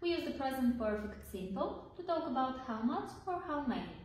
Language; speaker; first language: English; non-native, fluent; Bulgarian